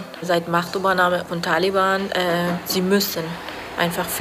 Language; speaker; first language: German; non-native, fluent; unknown